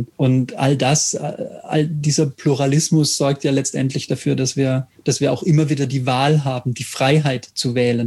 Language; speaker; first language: German; native; German